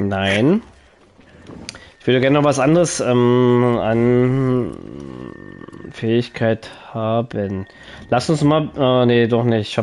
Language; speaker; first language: German; native; German